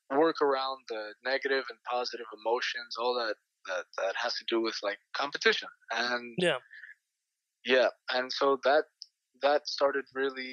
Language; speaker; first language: English; native; English